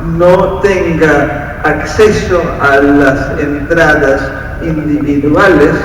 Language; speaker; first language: Spanish; non-native, fluent; English